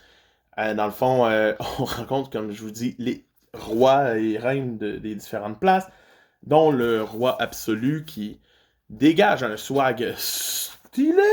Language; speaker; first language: French; native; French